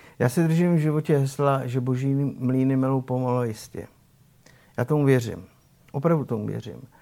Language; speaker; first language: Czech; native; Czech